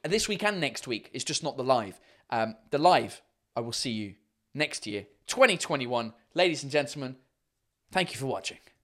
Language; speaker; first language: English; native; English